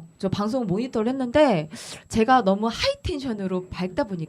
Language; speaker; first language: Korean; native; Korean